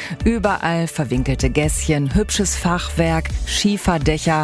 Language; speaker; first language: German; native; German